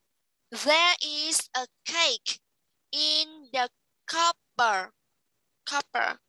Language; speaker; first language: English; non-native, fluent; Vietnamese